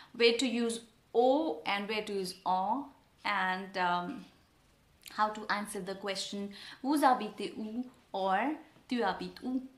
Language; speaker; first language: English; non-native, local second language; Hindi